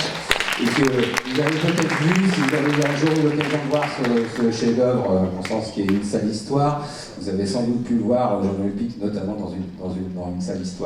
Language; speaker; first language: French; native; French